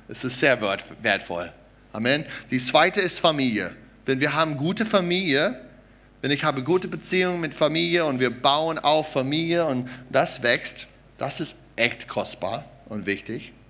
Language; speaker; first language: German; non-native, fluent; English